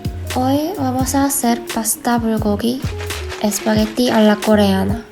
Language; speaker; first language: Spanish; non-native, fluent; Korean